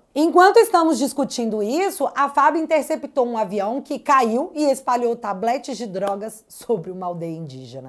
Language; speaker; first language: Portuguese; native; Portuguese